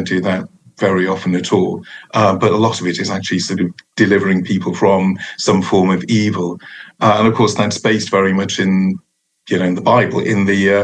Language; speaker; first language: English; native; English